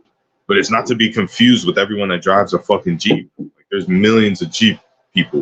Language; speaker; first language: English; native; English